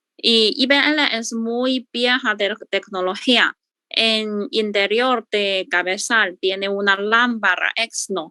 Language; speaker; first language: Spanish; non-native, learner; Chinese